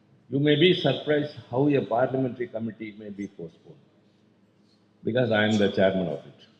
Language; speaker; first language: English; non-native, local second language; Tamil